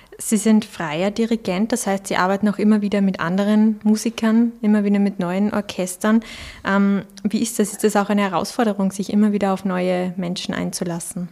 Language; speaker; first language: German; native; German